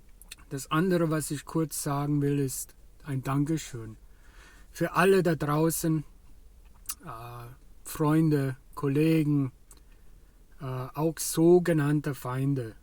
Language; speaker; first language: German; non-native, fluent; English